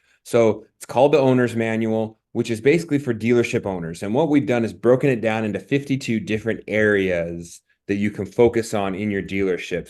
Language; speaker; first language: English; native; English